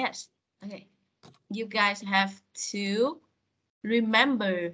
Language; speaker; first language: English; non-native, fluent; Vietnamese